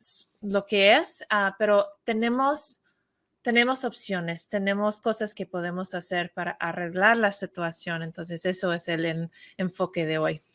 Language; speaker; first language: Spanish; non-native, fluent; English